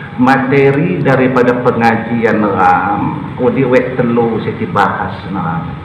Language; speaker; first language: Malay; non-native, local second language; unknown